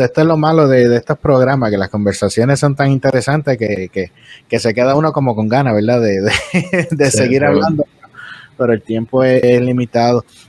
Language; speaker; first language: Spanish; native; Spanish